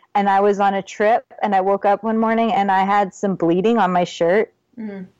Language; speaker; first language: English; native; English